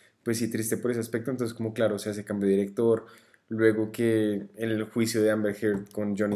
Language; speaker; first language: Spanish; native; Spanish